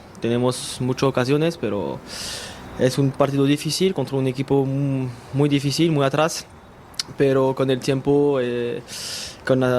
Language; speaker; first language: Spanish; non-native, learner; French